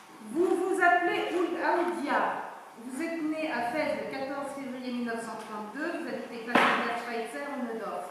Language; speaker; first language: French; native; French